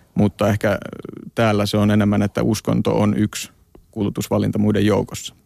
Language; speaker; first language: Finnish; native; Finnish